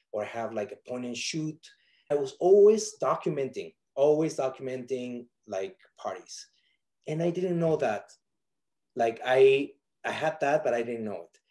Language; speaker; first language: English; non-native, fluent; Spanish